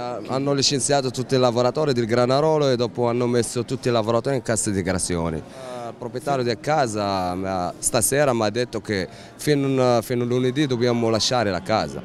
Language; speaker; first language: Italian; non-native, learner; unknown